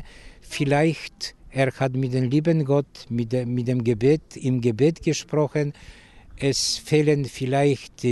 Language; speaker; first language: German; non-native, fluent; Polish